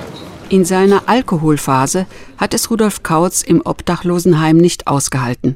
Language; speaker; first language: German; native; German